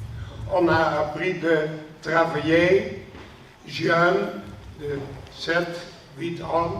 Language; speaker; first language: French; non-native, learner; Dutch